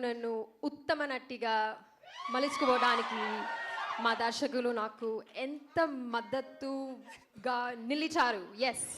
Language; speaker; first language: Telugu; non-native, learner; English